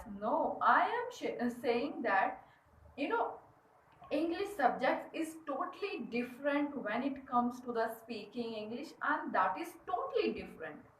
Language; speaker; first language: English; non-native, learner; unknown